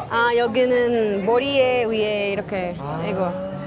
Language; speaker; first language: Korean; non-native, learner; Spanish